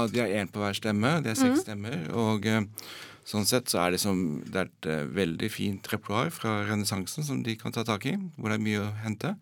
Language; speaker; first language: Norwegian; native; Norwegian